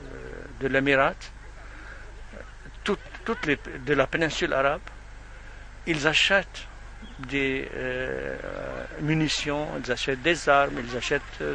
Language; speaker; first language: French; non-native, fluent; Arabic